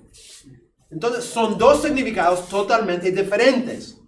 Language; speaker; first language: Spanish; non-native, fluent; English